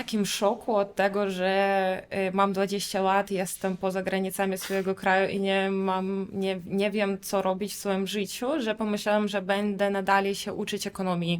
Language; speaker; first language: Polish; non-native, fluent; Russian